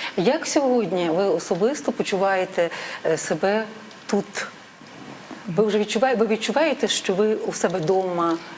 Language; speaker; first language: Ukrainian; native; Ukrainian